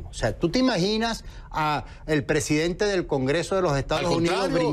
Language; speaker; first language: Spanish; native; Spanish